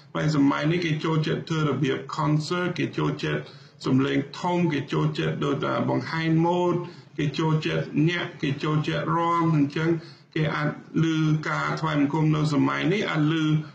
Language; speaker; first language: Khmer; non-native, fluent; English